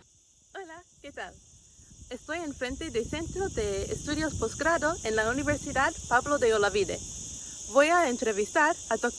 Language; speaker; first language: Spanish; non-native, learner; English